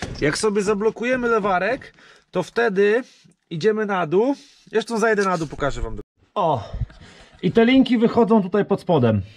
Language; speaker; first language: Polish; native; Polish